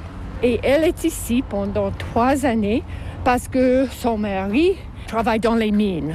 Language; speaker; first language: French; non-native, local second language; English